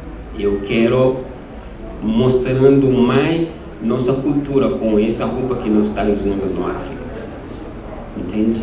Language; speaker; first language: Portuguese; non-native, learner; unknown